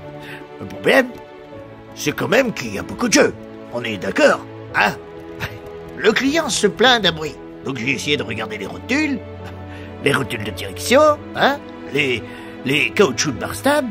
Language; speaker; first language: French; native; French